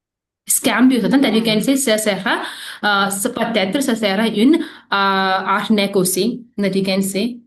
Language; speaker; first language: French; non-native, fluent; Hindi